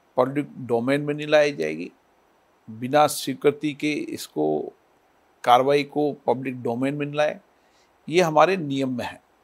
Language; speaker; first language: Hindi; native; Hindi